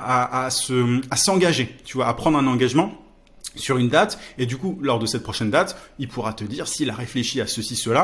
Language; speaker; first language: French; native; French